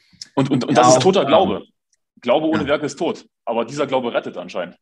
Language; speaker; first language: German; native; German